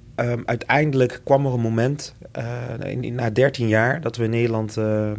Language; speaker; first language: Dutch; early bilingual, other home language; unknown